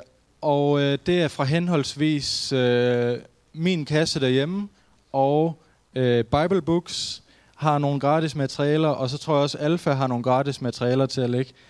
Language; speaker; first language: Danish; native; Danish